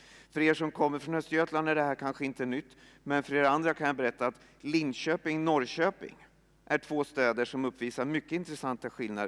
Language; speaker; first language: Swedish; native; Swedish